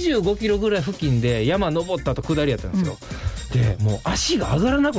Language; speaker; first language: Japanese; native; Japanese